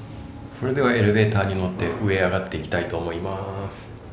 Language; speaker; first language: Japanese; native; Japanese